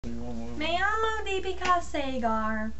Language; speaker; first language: Spanish; non-native, learner; English